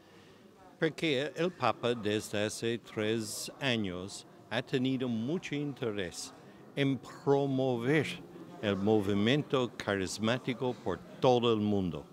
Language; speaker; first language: Spanish; non-native, fluent; English